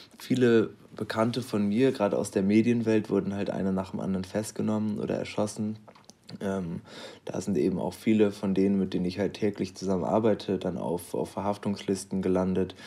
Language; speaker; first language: German; native; German